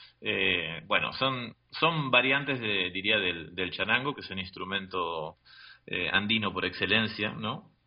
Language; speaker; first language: Spanish; native; Spanish